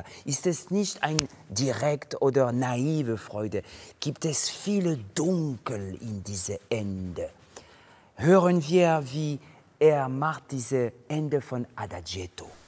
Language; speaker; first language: German; non-native, fluent; French